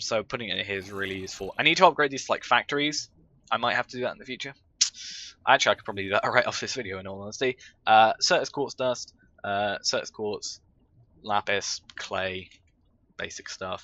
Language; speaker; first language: English; native; English